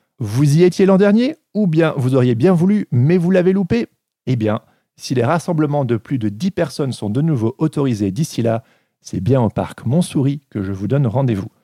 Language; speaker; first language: French; native; French